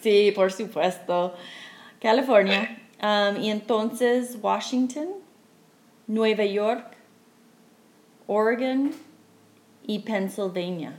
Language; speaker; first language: Spanish; non-native, learner; English